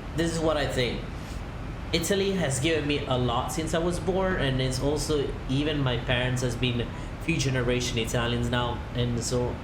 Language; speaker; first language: English; non-native, fluent; Italian